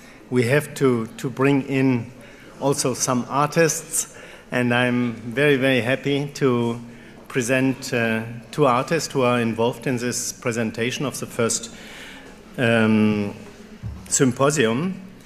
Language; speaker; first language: English; non-native, fluent; German